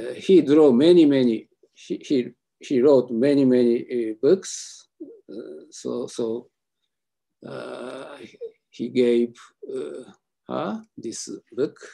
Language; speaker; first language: English; non-native, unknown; Japanese